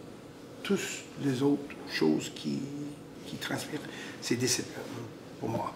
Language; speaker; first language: French; non-native, local second language; English